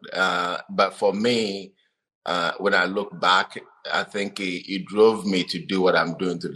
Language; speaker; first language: English; non-native, fluent; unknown